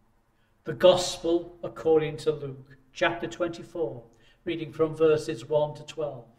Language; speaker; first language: English; native; English